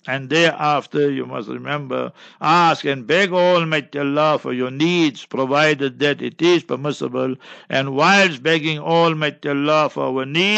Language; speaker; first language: English; native; English